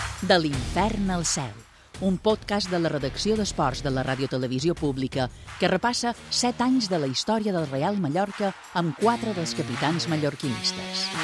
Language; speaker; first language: Catalan; native; Catalan